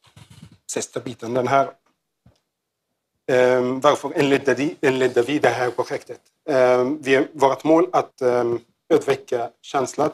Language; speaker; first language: Swedish; non-native, learner; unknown